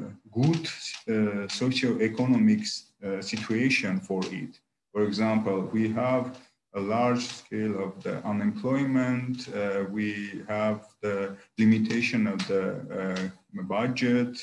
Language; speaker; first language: English; non-native, learner; Armenian